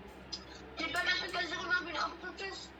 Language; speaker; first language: French; native; French